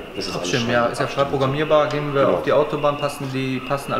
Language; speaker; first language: German; native; German